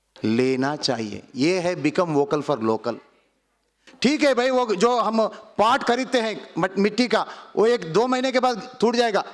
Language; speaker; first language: Hindi; non-native, local second language; Telugu